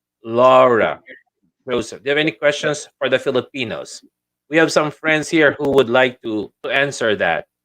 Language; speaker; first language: English; non-native, local second language; Filipino